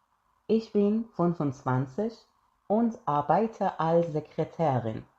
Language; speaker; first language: German; non-native, fluent; Persian